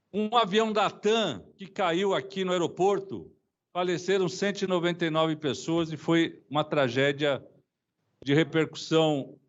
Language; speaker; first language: Portuguese; native; Portuguese